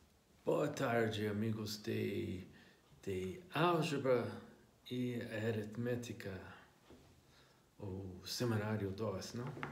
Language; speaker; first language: Portuguese; non-native, fluent; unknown